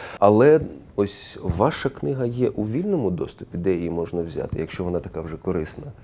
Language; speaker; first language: Ukrainian; native; Ukrainian